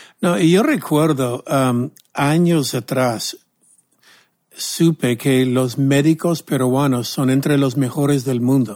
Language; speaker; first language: Spanish; non-native, fluent; English